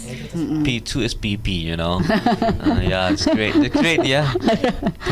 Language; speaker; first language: English; non-native, learner; Indonesian